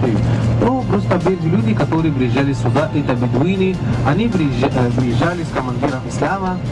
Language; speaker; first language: Russian; non-native, fluent; Arabic